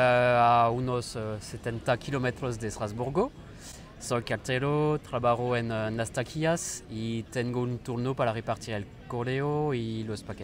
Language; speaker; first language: Spanish; non-native, learner; French